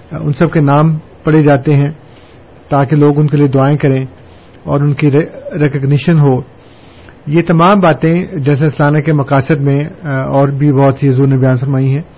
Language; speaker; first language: Urdu; native; Urdu